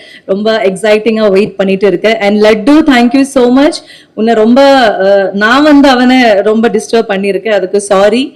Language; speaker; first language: Tamil; non-native, local second language; Malayalam